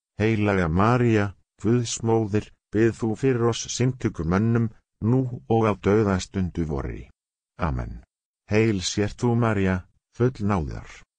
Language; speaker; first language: Icelandic; non-native, learner; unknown